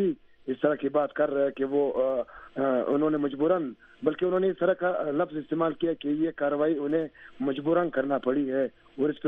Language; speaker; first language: Urdu; native; Urdu